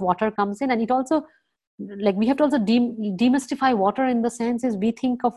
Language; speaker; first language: English; non-native, local second language; Bangla